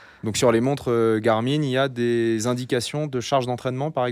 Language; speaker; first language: French; native; French